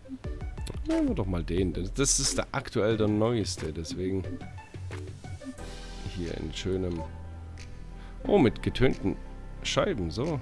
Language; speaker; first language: German; native; German